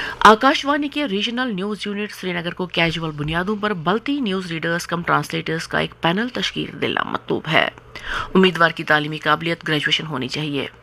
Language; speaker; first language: Urdu; non-native, local second language; Kashmiri